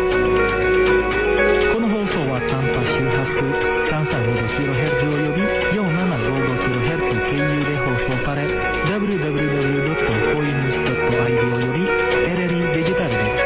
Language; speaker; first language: Japanese; non-native, fluent; Indonesian